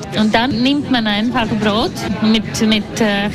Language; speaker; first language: German; non-native, learner; Latvian